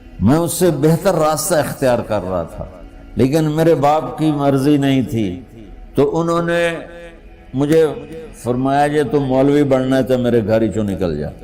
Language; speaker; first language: Urdu; non-native, local second language; Punjabi